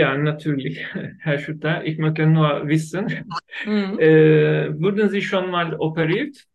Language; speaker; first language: German; non-native, learner; Turkish